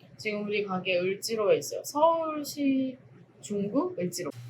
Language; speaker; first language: Korean; native; Korean